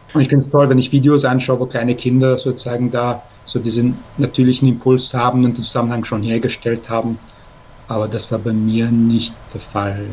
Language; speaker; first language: German; early bilingual, other home language; Persian